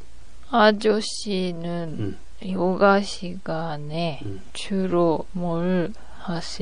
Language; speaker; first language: Korean; non-native, learner; Japanese